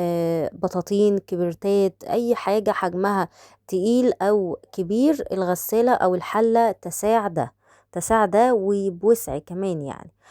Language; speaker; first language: Arabic; native; Arabic